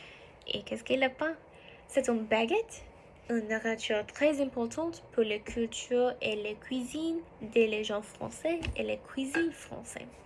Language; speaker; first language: French; non-native, learner; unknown